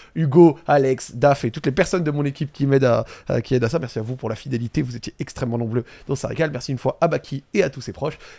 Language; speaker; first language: French; native; French